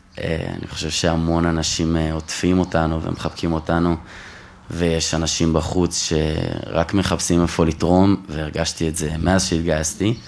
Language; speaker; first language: Hebrew; native; Hebrew